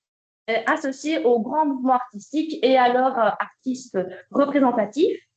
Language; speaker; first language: French; native; French